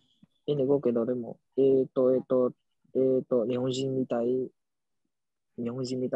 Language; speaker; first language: Japanese; non-native, learner; Vietnamese